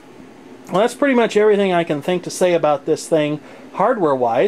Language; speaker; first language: English; native; English